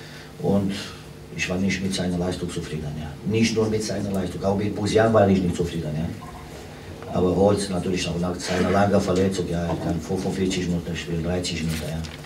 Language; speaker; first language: German; non-native, fluent; Romanian